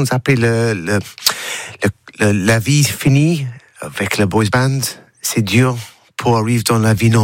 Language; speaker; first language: French; non-native, learner; English